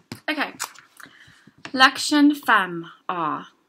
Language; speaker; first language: Norwegian; non-native, learner; English